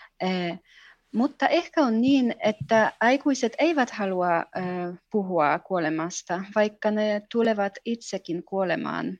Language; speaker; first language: Finnish; non-native, fluent; Polish